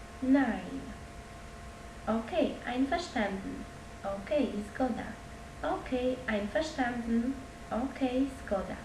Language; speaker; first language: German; non-native, learner; Polish